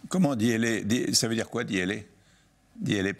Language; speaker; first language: French; native; French